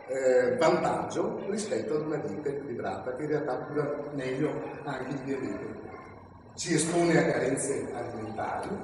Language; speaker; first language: Italian; native; Italian